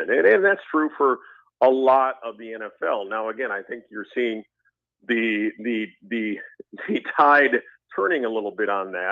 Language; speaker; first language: English; native; English